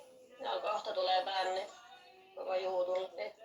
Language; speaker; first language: Finnish; native; Finnish